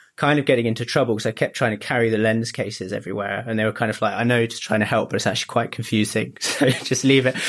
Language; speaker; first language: English; early bilingual, other home language; Japanese